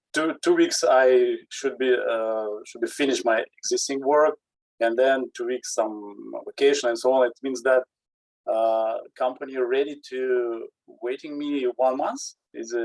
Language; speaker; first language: English; non-native, learner; Russian